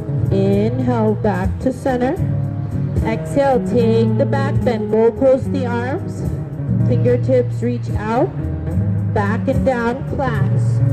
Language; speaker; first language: English; native; English